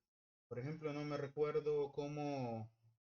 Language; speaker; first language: Spanish; native; Spanish